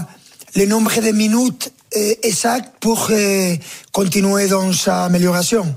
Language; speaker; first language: French; non-native, fluent; Spanish